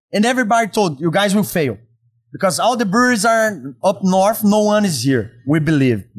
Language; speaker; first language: English; non-native, fluent; Portuguese